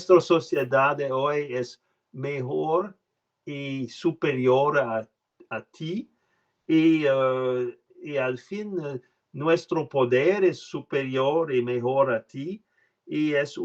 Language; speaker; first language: Spanish; non-native, learner; French